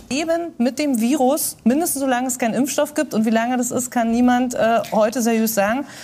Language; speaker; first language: German; native; German